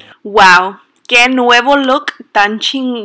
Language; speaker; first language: Spanish; early bilingual, heritage; Spanish